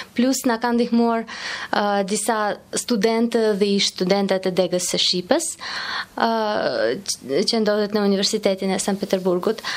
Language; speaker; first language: Albanian; non-native, fluent; Russian